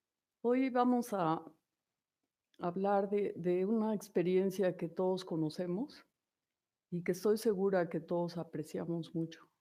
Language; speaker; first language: Spanish; native; Spanish